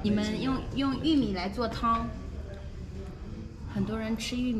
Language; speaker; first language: Chinese; native; Chinese